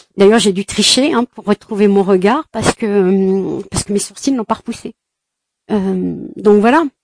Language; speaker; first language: French; early bilingual, other home language; Kabyle